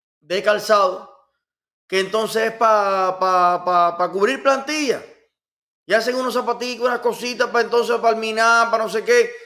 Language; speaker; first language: Spanish; native; Spanish